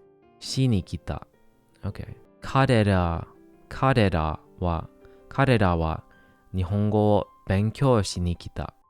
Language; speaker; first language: Japanese; non-native, learner; English